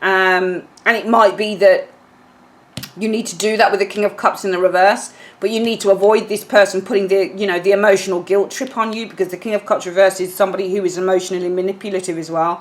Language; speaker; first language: English; native; English